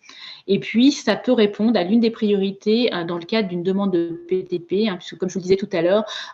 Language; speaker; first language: French; native; French